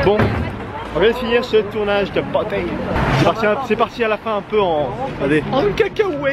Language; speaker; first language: French; native; French